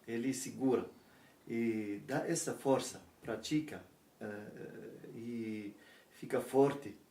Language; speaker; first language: Portuguese; non-native, learner; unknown